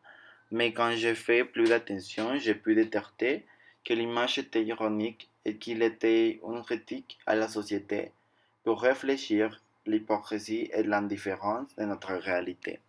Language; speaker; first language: French; non-native, learner; Spanish